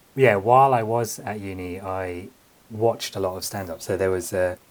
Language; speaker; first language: English; native; English